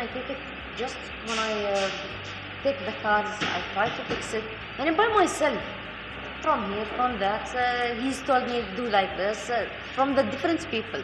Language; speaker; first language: English; non-native, learner; Arabic